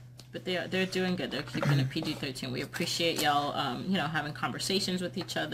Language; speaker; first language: English; native; English